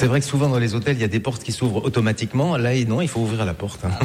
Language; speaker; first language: French; native; French